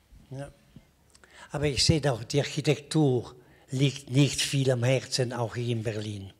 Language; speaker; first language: German; non-native, local second language; Italian